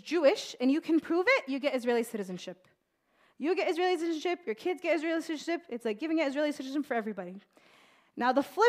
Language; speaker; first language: English; native; English